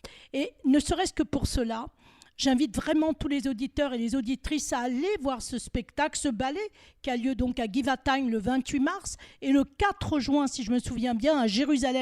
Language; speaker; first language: French; native; French